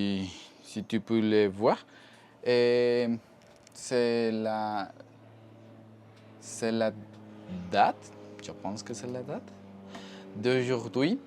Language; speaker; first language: French; non-native, learner; Spanish